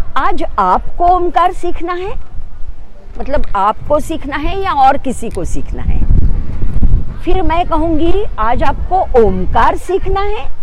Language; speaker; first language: Hindi; non-native, local second language; Marathi